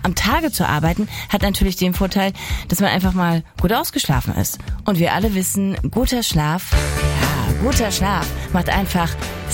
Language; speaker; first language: German; native; German